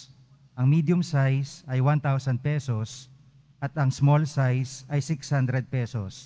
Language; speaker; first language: Filipino; native; Filipino